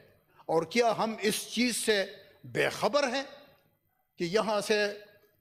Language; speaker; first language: Urdu; non-native, local second language; Pashto